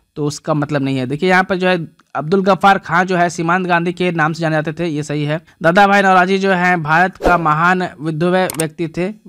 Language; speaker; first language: Hindi; native; Hindi